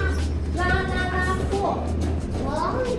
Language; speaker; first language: Chinese; early bilingual, heritage; Chinese